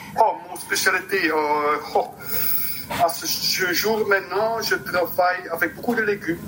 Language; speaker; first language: French; non-native, local second language; Dutch